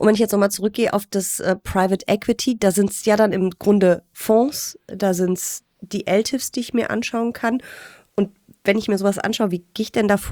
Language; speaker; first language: German; native; German